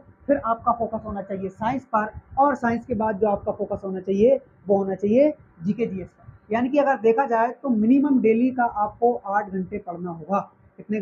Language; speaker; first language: Hindi; native; Hindi